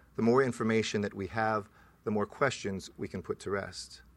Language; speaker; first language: English; native; English